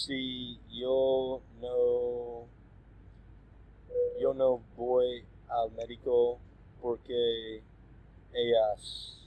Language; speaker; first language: Spanish; non-native, learner; English